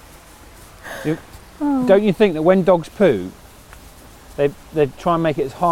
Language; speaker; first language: English; native; English